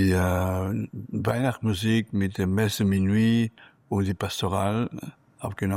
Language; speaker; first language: German; non-native, fluent; Catalan